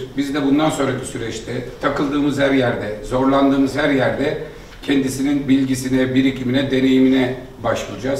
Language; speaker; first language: Turkish; native; Turkish